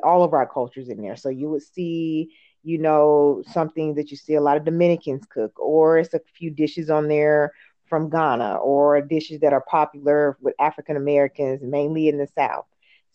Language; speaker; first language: English; native; English